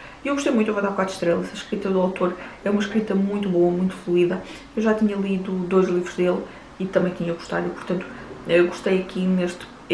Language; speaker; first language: Portuguese; native; Portuguese